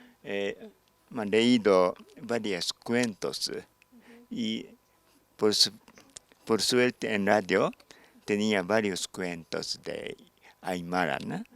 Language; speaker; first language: Spanish; non-native, learner; Japanese